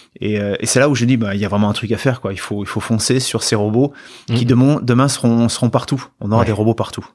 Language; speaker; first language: French; native; French